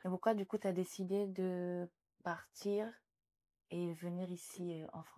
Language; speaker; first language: French; native; French